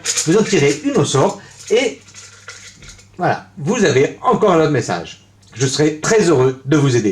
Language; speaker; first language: French; native; French